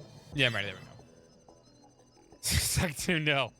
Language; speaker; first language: English; native; English